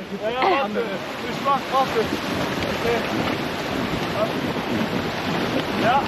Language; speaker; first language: German; native; German